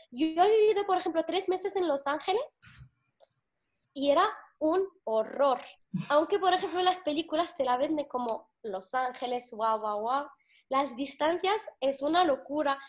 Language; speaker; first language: Spanish; non-native, fluent; Arabic